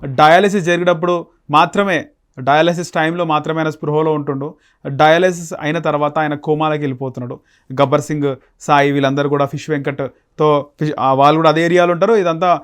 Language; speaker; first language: Telugu; native; Telugu